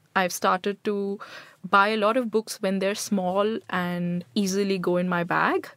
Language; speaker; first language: English; non-native, local second language; Hindi